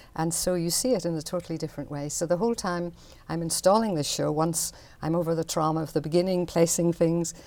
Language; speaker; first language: English; native; English